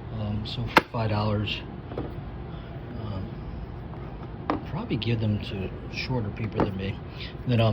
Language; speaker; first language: English; native; English